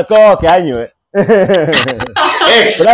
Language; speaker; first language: English; non-native, local second language; Swahili